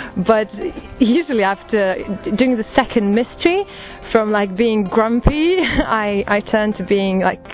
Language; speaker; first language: English; non-native, fluent; Lithuanian